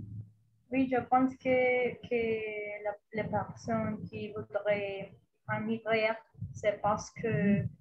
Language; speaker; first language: French; non-native, learner; Spanish